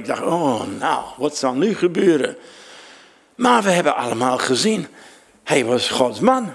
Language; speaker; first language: Dutch; non-native, fluent; English